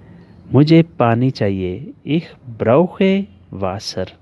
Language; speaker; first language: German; non-native, learner; Urdu